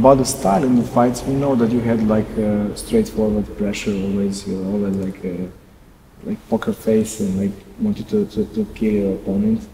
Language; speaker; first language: English; non-native, learner; Serbian